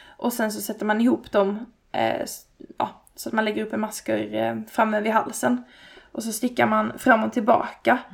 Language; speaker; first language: Swedish; native; Swedish